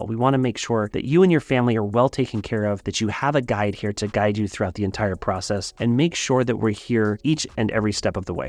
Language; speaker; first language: English; native; English